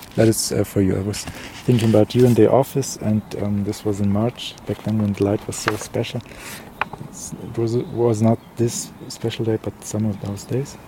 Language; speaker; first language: English; non-native, fluent; German